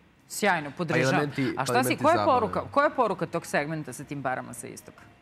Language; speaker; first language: Serbian; native; Serbian